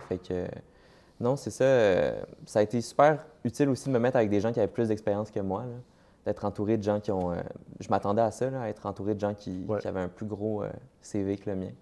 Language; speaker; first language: French; native; French